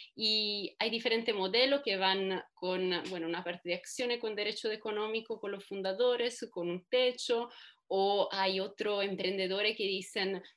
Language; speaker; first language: Spanish; non-native, fluent; Italian